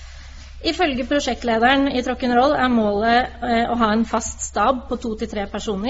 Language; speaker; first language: Norwegian; native; Norwegian